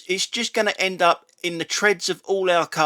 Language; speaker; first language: English; native; English